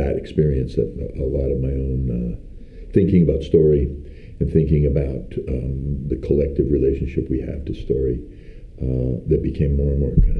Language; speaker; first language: English; native; English